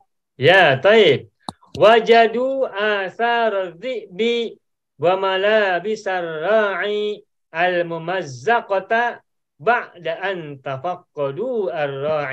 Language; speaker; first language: Arabic; non-native, fluent; Indonesian